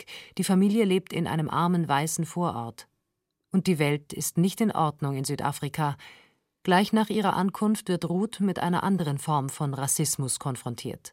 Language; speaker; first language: German; native; German